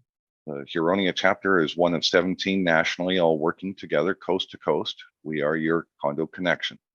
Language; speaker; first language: English; native; English